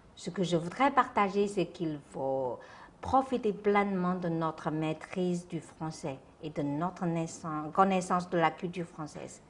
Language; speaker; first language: French; non-native, fluent; Chinese